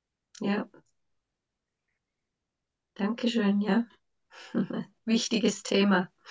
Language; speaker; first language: German; non-native, fluent; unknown